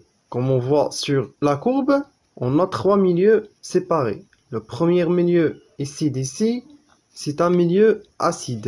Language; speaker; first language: French; non-native, local second language; Arabic